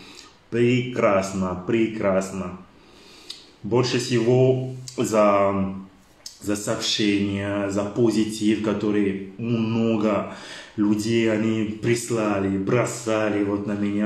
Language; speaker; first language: Russian; non-native, learner; French